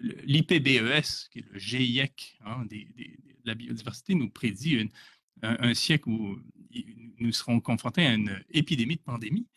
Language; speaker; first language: French; native; French